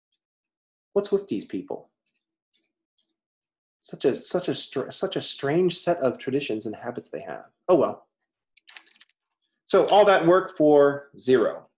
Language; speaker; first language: English; native; English